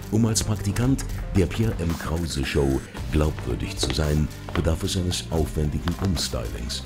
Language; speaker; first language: German; native; German